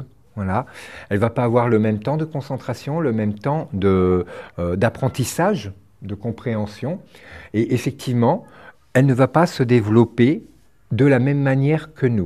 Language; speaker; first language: French; native; French